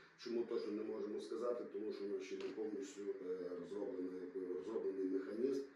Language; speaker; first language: Ukrainian; native; Ukrainian